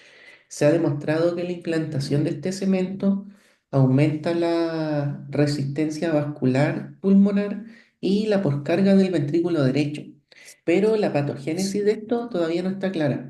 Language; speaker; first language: Spanish; native; Spanish